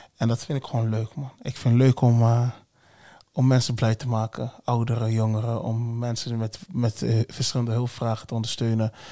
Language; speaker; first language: Dutch; early bilingual, other home language; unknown